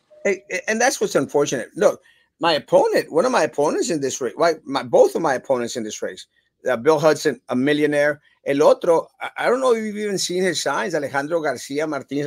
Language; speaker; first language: English; early bilingual, other home language; Spanish